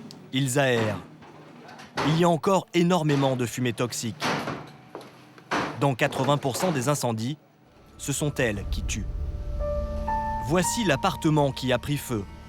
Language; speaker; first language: French; native; French